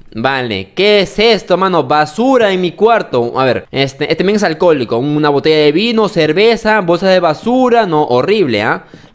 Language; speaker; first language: Spanish; native; Spanish